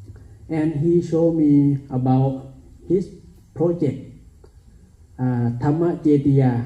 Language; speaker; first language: English; non-native, learner; Thai